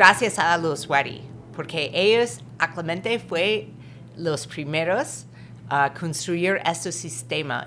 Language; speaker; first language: Spanish; non-native, fluent; English